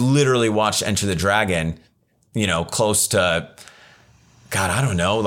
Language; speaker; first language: English; native; English